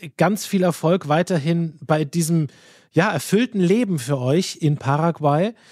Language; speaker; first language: German; native; German